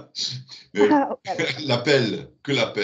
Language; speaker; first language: French; non-native, learner; German